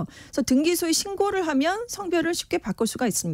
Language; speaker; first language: Korean; native; Korean